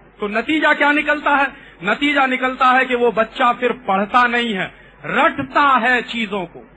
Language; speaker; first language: Hindi; native; Hindi